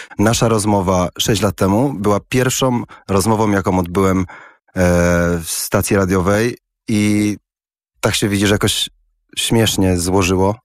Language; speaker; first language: Polish; early bilingual, heritage; Polish